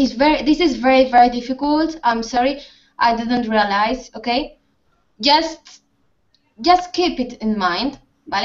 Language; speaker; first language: English; non-native, fluent; Spanish